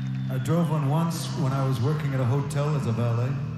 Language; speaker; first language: English; native; English